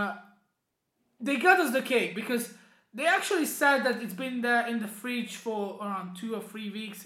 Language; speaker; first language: English; non-native, fluent; Hungarian